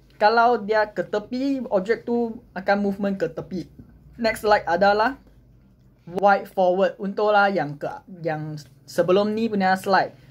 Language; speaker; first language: Malay; non-native, local second language; Chinese